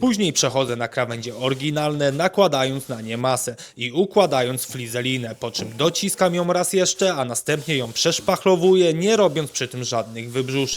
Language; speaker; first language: Polish; native; Polish